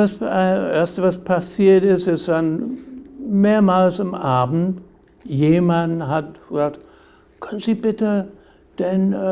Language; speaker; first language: German; non-native, fluent; English